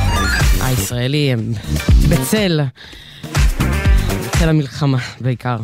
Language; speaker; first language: Hebrew; native; Hebrew